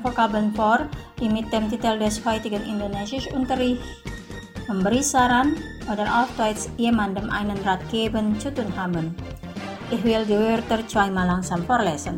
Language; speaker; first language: German; non-native, fluent; Indonesian